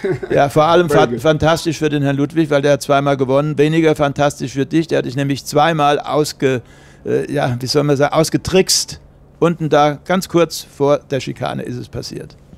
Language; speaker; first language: German; native; German